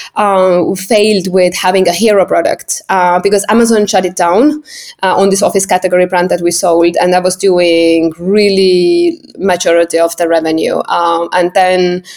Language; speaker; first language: English; non-native, fluent; Estonian